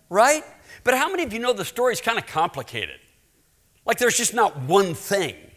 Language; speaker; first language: English; native; English